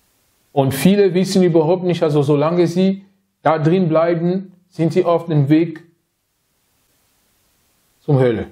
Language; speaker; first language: German; non-native, fluent; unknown